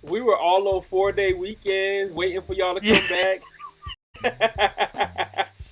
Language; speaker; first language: English; native; English